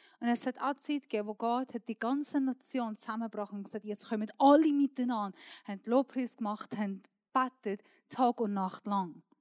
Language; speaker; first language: German; non-native, fluent; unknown